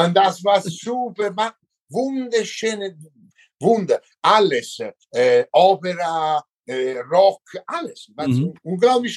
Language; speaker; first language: German; non-native, learner; Italian